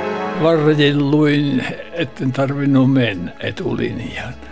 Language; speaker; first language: Finnish; native; Finnish